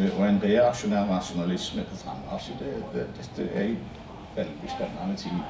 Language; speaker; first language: Norwegian; native; Norwegian